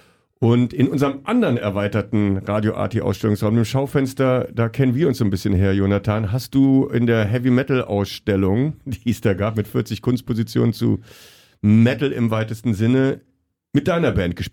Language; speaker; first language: German; native; German